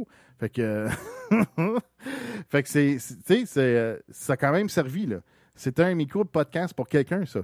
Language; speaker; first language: French; native; French